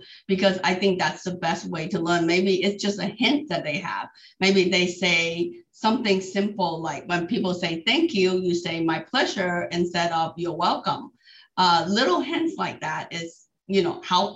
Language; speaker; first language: English; non-native, local second language; Cantonese